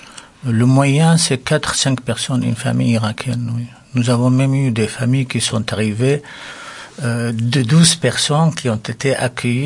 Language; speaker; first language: French; non-native, local second language; Arabic